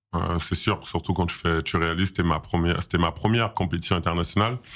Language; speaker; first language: French; native; French